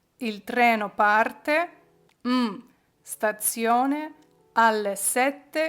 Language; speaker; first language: Italian; non-native, fluent; Ukrainian